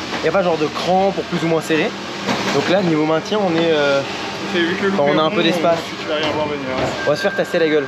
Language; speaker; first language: French; native; French